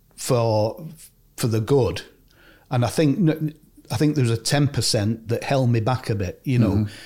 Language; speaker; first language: English; native; English